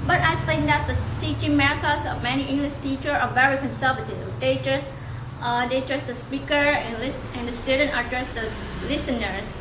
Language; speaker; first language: English; non-native, learner; Vietnamese